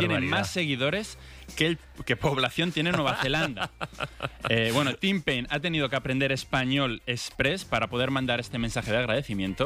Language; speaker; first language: Spanish; native; Spanish